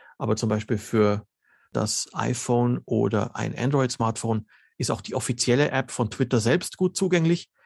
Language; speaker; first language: German; early bilingual, other home language; Slovenian